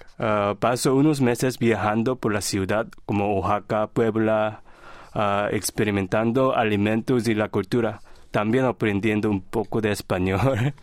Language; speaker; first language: Spanish; non-native, fluent; Korean